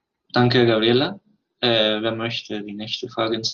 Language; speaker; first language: German; non-native, learner; Spanish